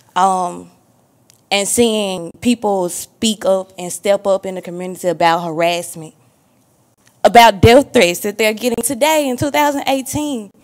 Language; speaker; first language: English; native; English